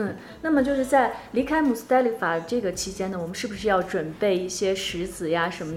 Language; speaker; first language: Chinese; native; Chinese